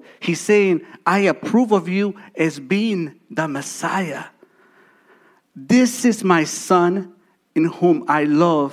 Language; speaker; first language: English; early bilingual, other home language; Spanish